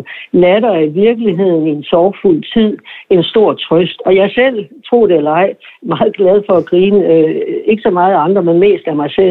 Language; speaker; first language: Danish; native; Danish